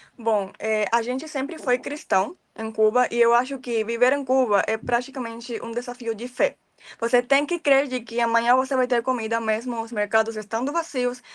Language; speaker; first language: Portuguese; non-native, fluent; Spanish